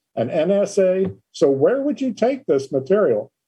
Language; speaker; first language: English; native; English